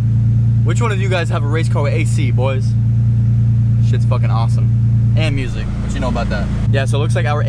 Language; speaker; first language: English; native; English